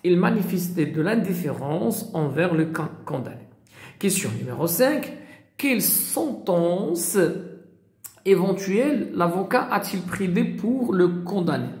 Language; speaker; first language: French; non-native, local second language; Arabic